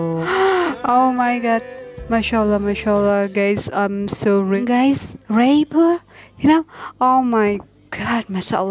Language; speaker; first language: English; non-native, learner; Indonesian